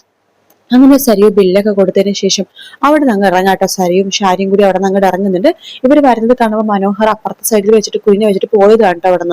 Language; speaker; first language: Malayalam; native; Malayalam